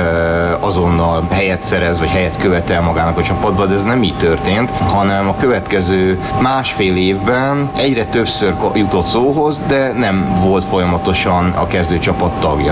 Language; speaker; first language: Hungarian; native; Hungarian